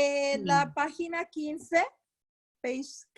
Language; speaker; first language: Spanish; non-native, fluent; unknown